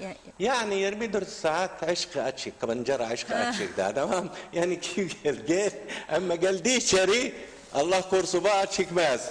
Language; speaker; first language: Turkish; non-native, learner; Arabic